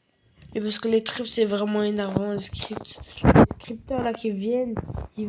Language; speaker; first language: French; native; French